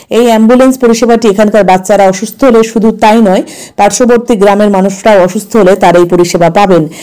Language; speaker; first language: Bangla; native; Bangla